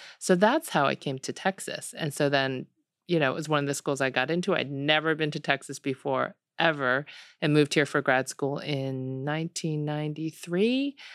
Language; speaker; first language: English; early bilingual, other home language; Korean